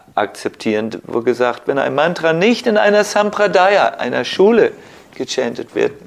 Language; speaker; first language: German; native; German